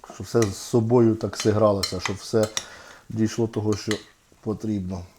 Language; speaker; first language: Ukrainian; non-native, local second language; Russian